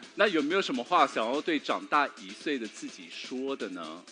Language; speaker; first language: Chinese; native; Chinese